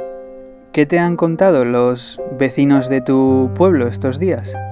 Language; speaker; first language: Spanish; native; Spanish